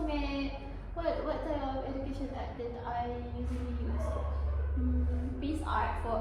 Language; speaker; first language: English; non-native, learner; Malay